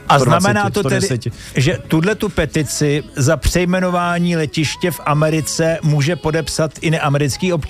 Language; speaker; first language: Czech; native; Czech